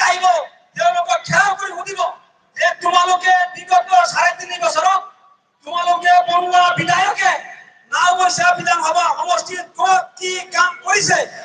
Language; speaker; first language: Assamese; non-native, local second language; Bangla